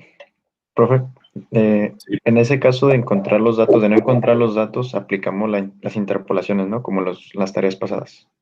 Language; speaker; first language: Spanish; native; Spanish